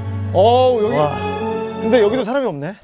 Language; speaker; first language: Korean; native; Korean